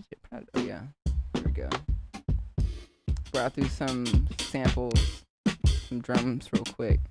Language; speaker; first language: English; native; English